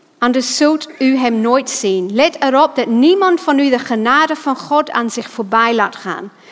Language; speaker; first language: Dutch; non-native, fluent; English